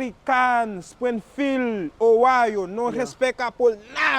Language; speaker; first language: Spanish; non-native, learner; Haitian Creole